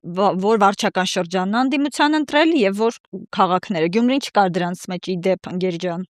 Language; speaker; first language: Armenian; native; Armenian